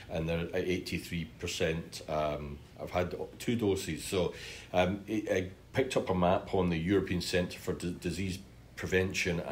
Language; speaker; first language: English; native; English